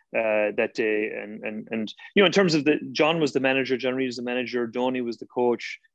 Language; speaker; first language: English; native; English